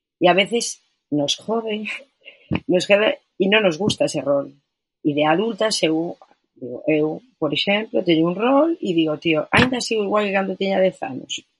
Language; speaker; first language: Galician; non-native, local second language; Spanish